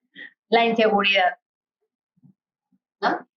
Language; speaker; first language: Spanish; native; Spanish